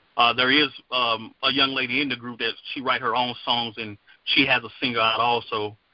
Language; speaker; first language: English; native; English